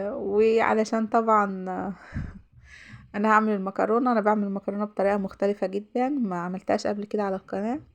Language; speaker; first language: Arabic; native; Arabic